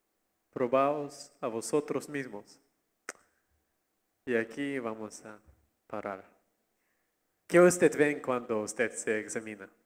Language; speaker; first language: Spanish; non-native, learner; Russian